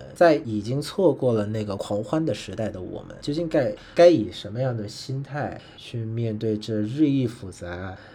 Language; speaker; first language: Chinese; non-native, fluent; Vietnamese